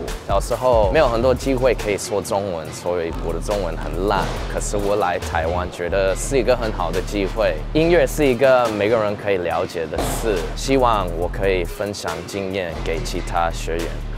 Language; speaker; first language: Chinese; early bilingual, heritage; English